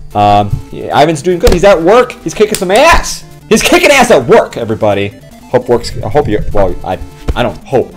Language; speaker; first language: English; native; English